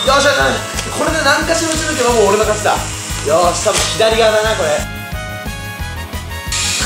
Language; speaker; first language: Japanese; native; Japanese